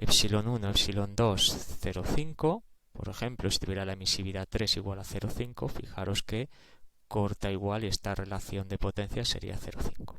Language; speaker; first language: Spanish; native; Spanish